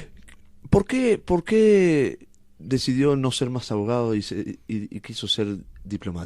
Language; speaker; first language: Spanish; native; Spanish